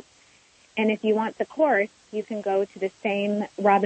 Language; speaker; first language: English; native; English